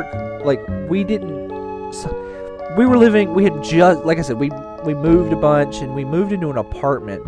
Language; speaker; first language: English; native; English